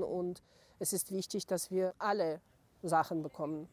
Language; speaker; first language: German; non-native, fluent; Ukrainian